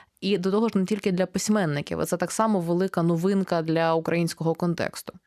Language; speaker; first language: Ukrainian; native; Ukrainian